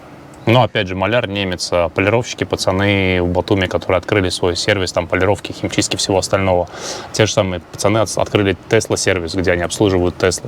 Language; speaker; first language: Russian; native; Russian